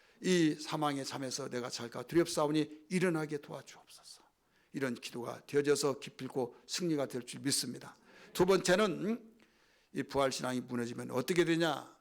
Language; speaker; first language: Korean; native; Korean